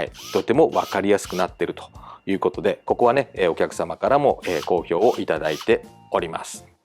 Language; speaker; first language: Japanese; native; Japanese